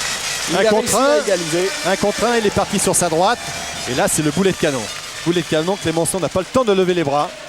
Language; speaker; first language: French; native; French